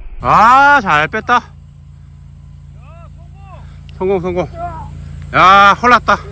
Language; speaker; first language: Korean; native; Korean